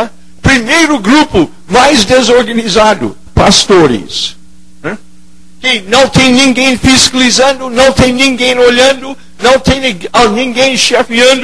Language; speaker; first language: Portuguese; non-native, fluent; English